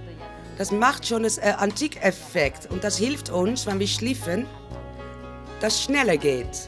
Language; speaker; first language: German; non-native, fluent; Spanish